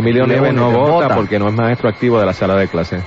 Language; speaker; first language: Spanish; native; Spanish